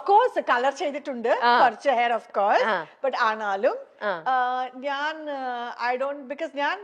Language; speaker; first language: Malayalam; non-native, learner; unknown